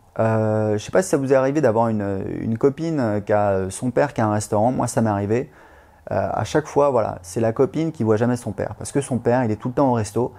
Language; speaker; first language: French; native; French